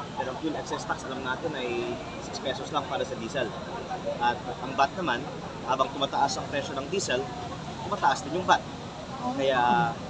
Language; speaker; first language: Filipino; native; Filipino